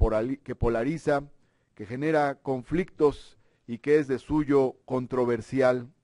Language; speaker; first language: Spanish; native; Spanish